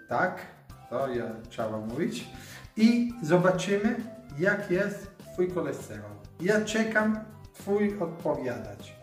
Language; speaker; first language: Polish; non-native, learner; Italian